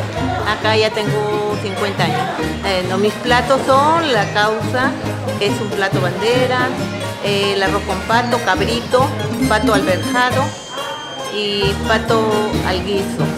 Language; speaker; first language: Spanish; native; Spanish